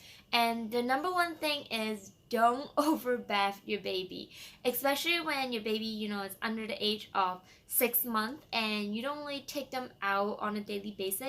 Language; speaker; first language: English; non-native, fluent; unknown